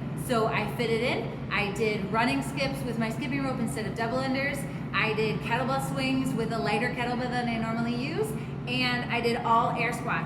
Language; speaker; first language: English; native; English